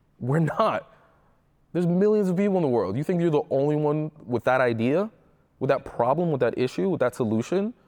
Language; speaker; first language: English; early bilingual, other home language; Spanish